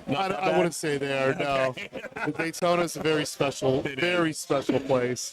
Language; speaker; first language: English; native; English